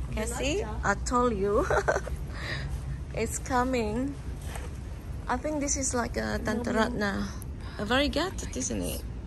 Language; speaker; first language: English; non-native, fluent; Indonesian